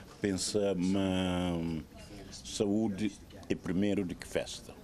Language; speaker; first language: Portuguese; non-native, local second language; Kabuverdianu